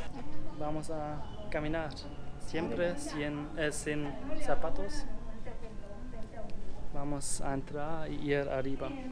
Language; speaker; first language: Spanish; non-native, learner; German